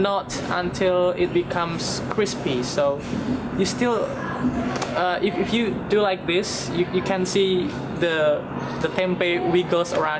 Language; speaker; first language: English; non-native, learner; Indonesian